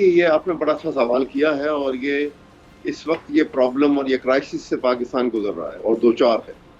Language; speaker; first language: Urdu; native; Urdu